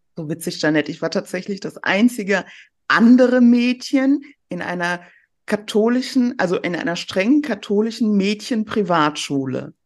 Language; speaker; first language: German; early bilingual, other home language; Persian